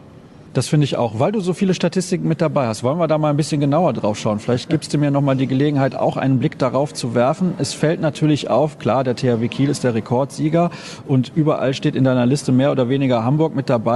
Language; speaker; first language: German; native; German